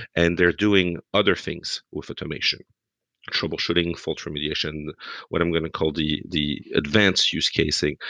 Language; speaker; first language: English; non-native, fluent; French